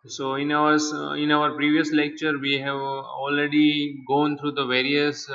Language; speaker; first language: English; non-native, local second language; Gujarati